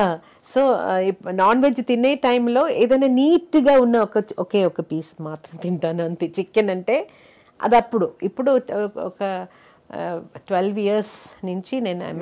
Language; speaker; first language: Telugu; non-native, local second language; Malayalam